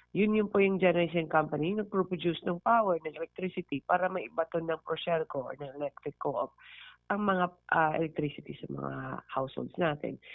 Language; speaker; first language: Filipino; non-native, local second language; Hiligaynon